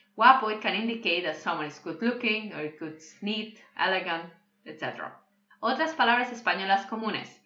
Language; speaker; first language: Spanish; non-native, local second language; Catalan